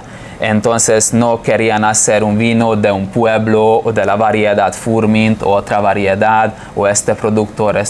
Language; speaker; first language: Spanish; non-native, fluent; Hungarian